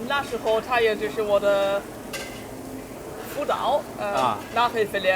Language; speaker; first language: Chinese; non-native, fluent; German